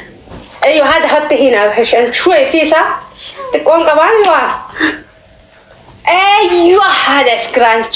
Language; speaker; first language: Arabic; native; Arabic